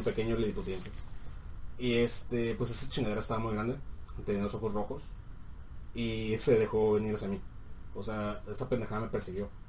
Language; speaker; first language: Spanish; native; Spanish